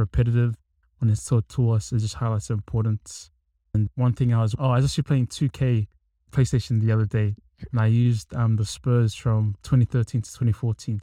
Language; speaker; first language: English; native; English